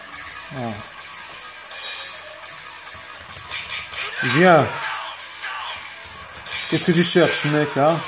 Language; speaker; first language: French; non-native, fluent; Arabic